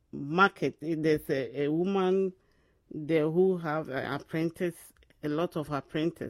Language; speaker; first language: English; non-native, local second language; Akan